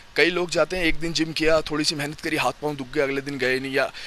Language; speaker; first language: Hindi; native; Hindi